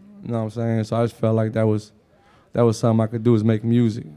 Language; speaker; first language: English; non-native, fluent; Arabic